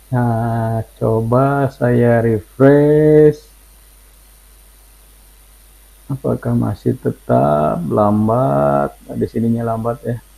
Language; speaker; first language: Indonesian; native; Indonesian